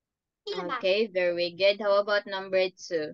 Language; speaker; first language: English; non-native, fluent; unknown